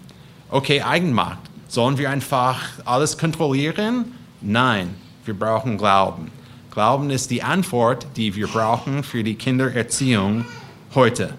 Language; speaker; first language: German; non-native, fluent; English